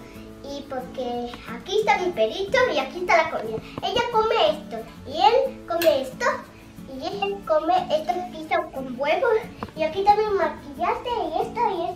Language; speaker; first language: Spanish; early bilingual, other home language; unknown